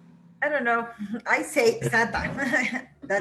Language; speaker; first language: English; non-native, learner; Spanish